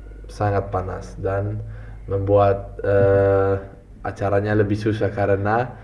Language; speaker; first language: Indonesian; non-native, fluent; Italian